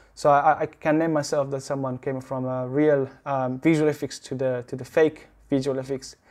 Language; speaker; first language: English; non-native, learner; Arabic